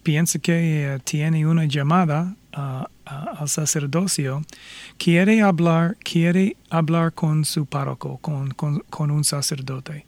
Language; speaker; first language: Spanish; non-native, fluent; English